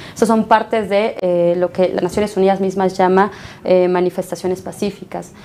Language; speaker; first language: Spanish; native; Spanish